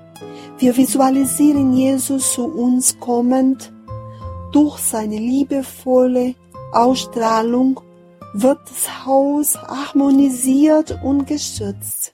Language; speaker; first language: German; non-native, fluent; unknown